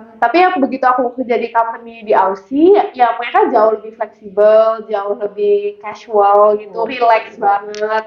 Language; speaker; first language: Indonesian; native; Indonesian